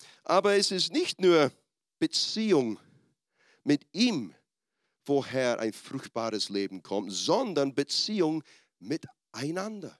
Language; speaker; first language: German; non-native, fluent; English